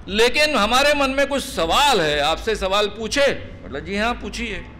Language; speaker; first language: Hindi; non-native, local second language; Marathi